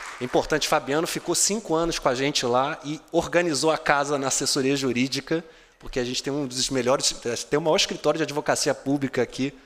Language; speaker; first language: Portuguese; native; Portuguese